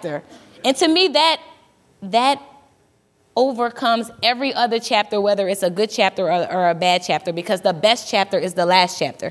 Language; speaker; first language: English; native; English